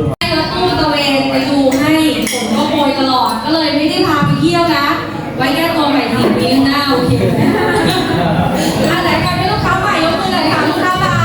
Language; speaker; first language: Thai; native; Thai